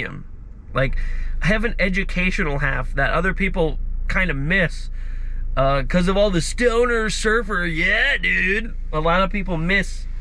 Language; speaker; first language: English; native; English